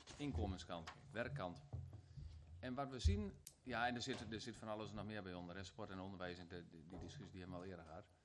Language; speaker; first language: Dutch; native; Dutch